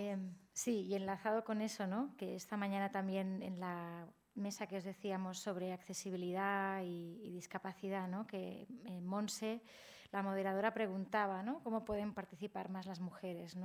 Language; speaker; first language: Spanish; native; Spanish